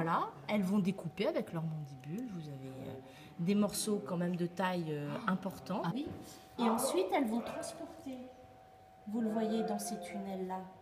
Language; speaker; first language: French; native; French